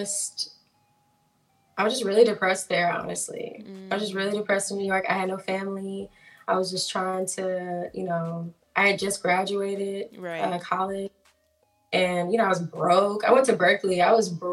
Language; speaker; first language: English; native; English